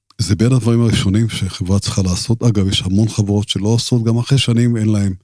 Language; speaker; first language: Hebrew; native; Hebrew